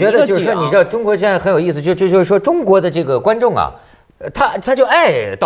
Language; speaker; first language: Chinese; native; Chinese